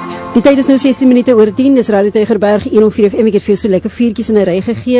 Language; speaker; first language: Afrikaans; early bilingual, heritage; Afrikaans